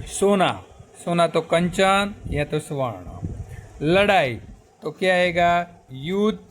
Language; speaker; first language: Hindi; non-native, local second language; Gujarati